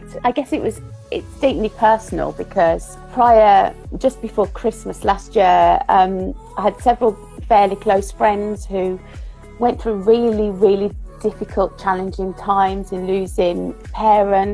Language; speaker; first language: English; native; English